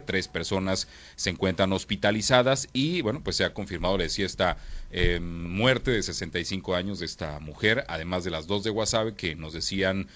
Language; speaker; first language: Spanish; native; Spanish